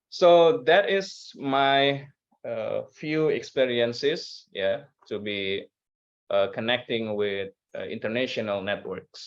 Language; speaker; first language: English; non-native, learner; Indonesian